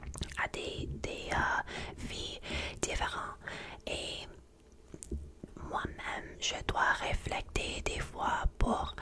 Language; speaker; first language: French; non-native, learner; English